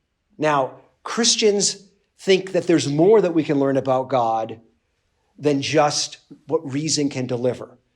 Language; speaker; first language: English; native; English